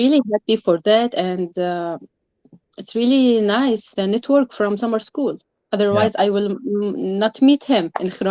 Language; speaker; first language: English; non-native, learner; Arabic